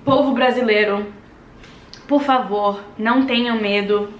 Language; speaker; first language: Portuguese; early bilingual, other home language; English